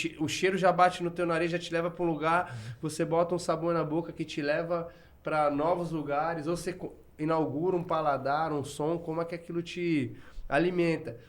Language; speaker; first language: Portuguese; native; Portuguese